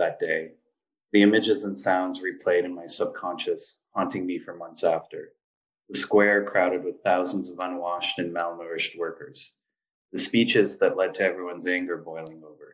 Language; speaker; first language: English; native; English